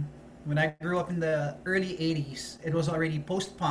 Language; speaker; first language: English; non-native, local second language; Filipino